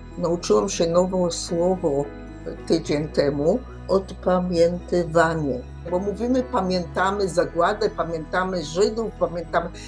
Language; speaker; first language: Polish; early bilingual, heritage; Polish